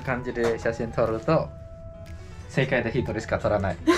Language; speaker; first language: Japanese; non-native, learner; Indonesian